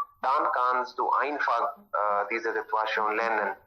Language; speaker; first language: German; non-native, learner; Hindi